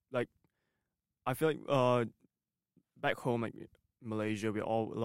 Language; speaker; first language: English; non-native, local second language; Cantonese